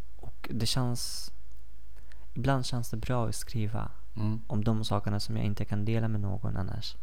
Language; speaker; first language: Swedish; non-native, fluent; Persian